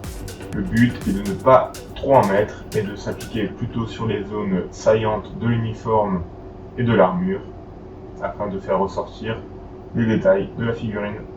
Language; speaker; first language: French; native; French